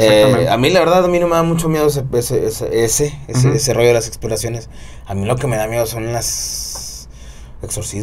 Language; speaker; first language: Spanish; native; Spanish